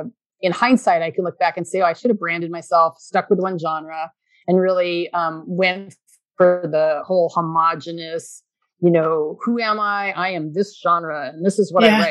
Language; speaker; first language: English; native; English